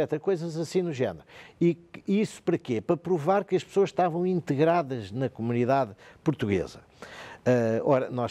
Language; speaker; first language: Portuguese; native; Portuguese